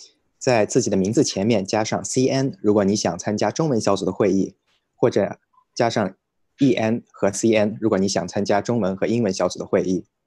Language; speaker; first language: Chinese; native; Chinese